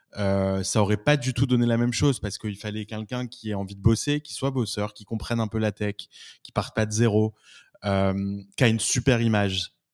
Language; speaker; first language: French; native; French